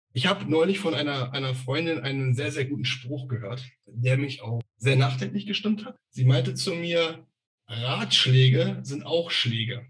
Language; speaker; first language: German; native; German